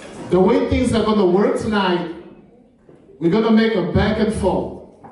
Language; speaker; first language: English; non-native, local second language; French